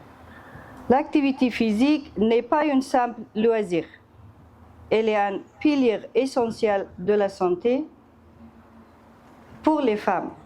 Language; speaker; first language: French; non-native, fluent; Persian